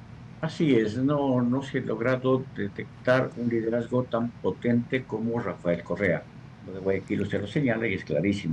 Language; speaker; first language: Spanish; native; Spanish